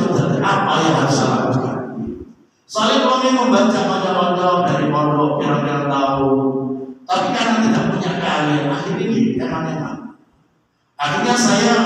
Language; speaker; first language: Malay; non-native, local second language; Javanese